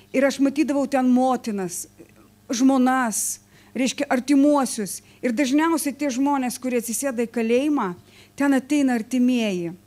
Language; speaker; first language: Lithuanian; non-native, local second language; Russian